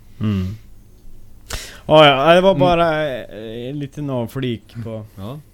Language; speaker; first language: Swedish; native; Swedish